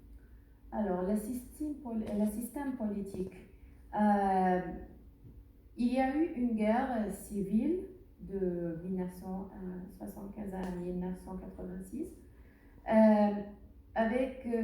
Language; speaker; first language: French; non-native, learner; Arabic